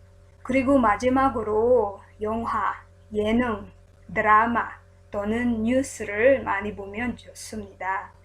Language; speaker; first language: Korean; non-native, learner; Filipino